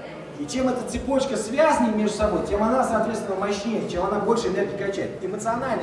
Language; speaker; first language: Russian; native; Russian